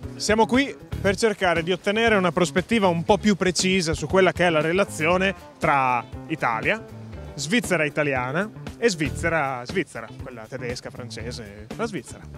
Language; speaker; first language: Italian; native; Italian